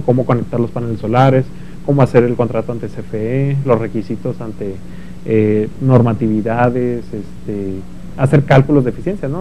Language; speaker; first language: Spanish; native; Spanish